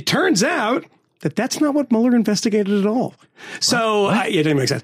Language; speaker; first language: English; native; English